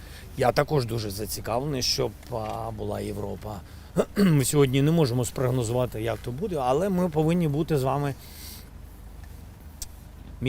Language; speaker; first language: Ukrainian; non-native, local second language; Russian